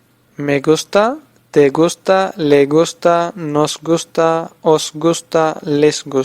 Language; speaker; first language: Spanish; non-native, fluent; Urdu